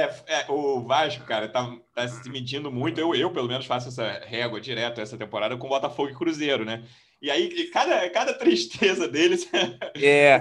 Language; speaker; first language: Portuguese; native; Portuguese